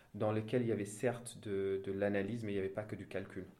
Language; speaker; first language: French; non-native, local second language; Wolof